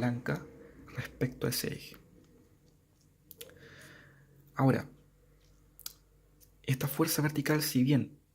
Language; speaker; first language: Spanish; native; Spanish